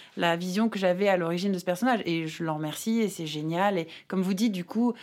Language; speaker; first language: French; native; French